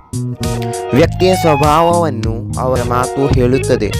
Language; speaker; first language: Kannada; native; Kannada